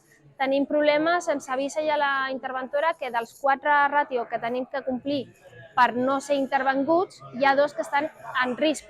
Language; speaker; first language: Catalan; native; Catalan